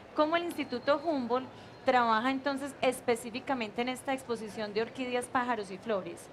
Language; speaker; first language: Spanish; native; Spanish